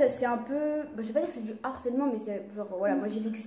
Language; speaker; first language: French; native; French